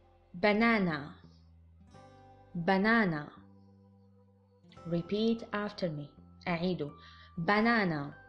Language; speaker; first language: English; non-native, fluent; Arabic